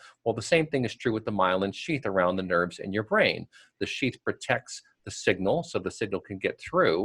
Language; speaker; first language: English; native; English